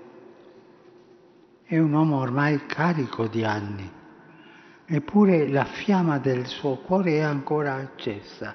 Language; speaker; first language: Italian; early bilingual, heritage; Spanish